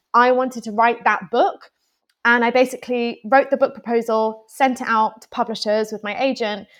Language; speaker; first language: English; native; English